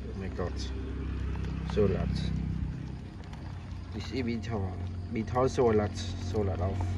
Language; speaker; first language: English; non-native, learner; Khmer